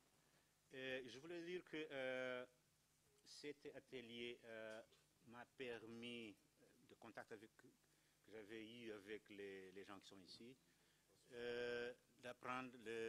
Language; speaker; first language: French; non-native, fluent; Kabuverdianu